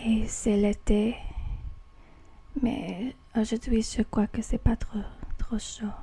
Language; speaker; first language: French; non-native, learner; English